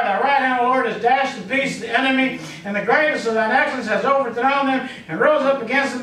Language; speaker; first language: English; native; English